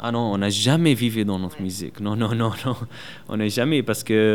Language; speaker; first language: French; non-native, learner; Arabic